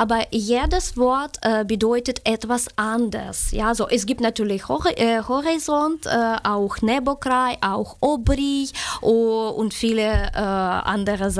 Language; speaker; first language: German; non-native, fluent; Ukrainian